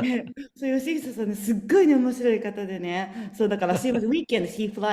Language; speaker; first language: Japanese; native; Japanese